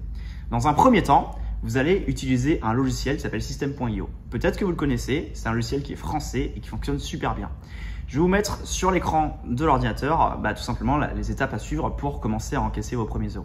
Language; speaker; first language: French; native; French